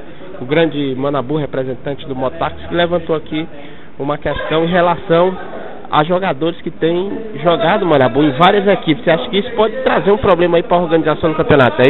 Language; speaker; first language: Portuguese; native; Portuguese